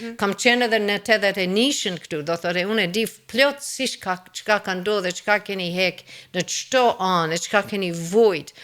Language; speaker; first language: Albanian; non-native, fluent; English